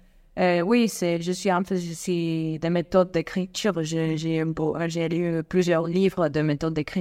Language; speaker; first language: French; non-native, fluent; Spanish